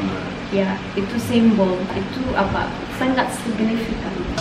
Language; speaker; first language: Indonesian; non-native, learner; Amharic